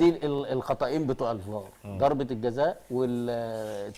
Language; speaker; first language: Arabic; native; Arabic